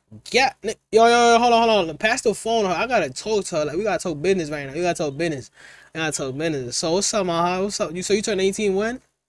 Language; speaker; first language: English; early bilingual, other home language; Spanish